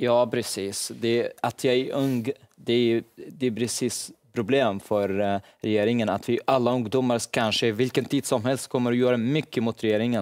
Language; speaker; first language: Swedish; non-native, learner; Arabic